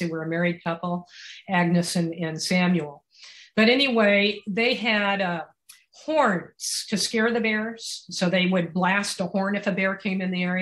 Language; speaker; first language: English; native; English